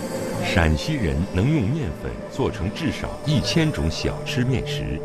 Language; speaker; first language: Chinese; native; Chinese